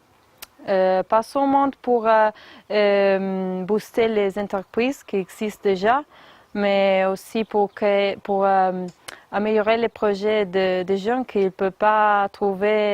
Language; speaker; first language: French; non-native, fluent; Italian